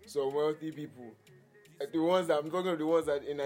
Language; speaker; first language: English; non-native, local second language; Yoruba